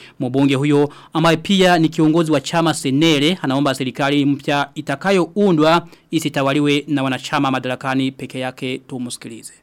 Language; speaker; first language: Swahili; non-native, local second language; Rundi